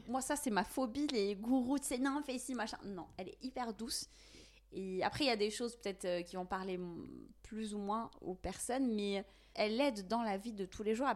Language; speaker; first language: French; non-native, local second language; Kabyle